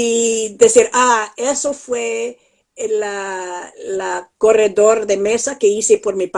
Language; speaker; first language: Spanish; non-native, fluent; English